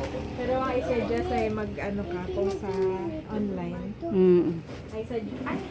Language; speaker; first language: Filipino; native; Filipino